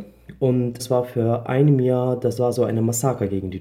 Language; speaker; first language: German; non-native, learner; Arabic